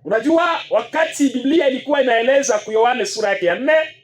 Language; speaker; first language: Swahili; native; Swahili